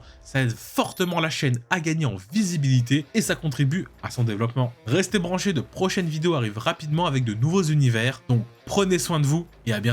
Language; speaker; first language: French; native; French